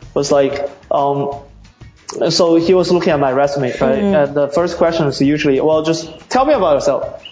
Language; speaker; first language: English; early bilingual, other home language; Chinese